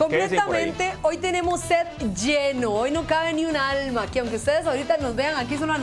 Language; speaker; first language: Spanish; native; Spanish